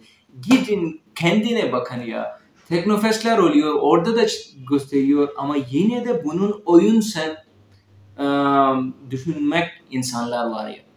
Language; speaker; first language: Turkish; non-native, fluent; Urdu